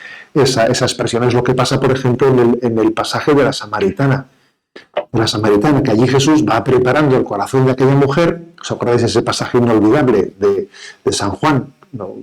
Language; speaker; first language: Spanish; native; Spanish